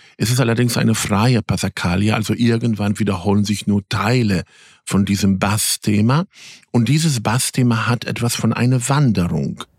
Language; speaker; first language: German; early bilingual, other home language; Polish